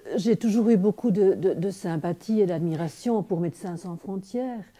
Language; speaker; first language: French; native; French